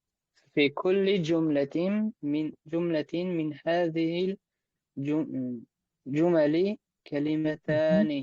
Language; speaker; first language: Arabic; non-native, learner; Uzbek